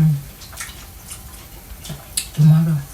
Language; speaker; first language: English; non-native, learner; Thai